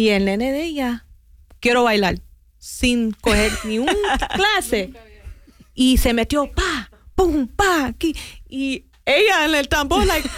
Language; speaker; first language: Spanish; non-native, fluent; English